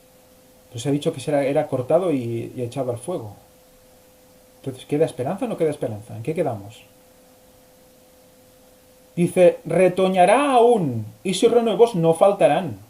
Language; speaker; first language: Spanish; native; Spanish